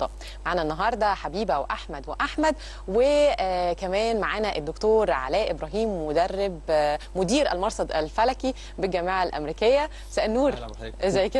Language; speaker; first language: Arabic; native; Arabic